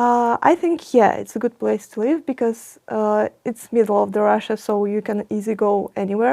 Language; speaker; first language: English; non-native, fluent; Russian